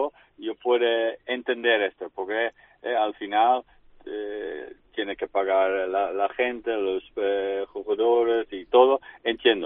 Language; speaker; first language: Spanish; non-native, fluent; Dutch